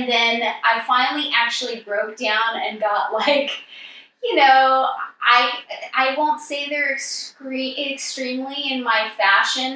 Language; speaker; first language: English; native; English